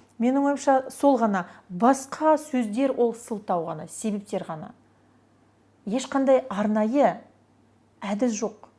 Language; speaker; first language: Kazakh; non-native, local second language; Russian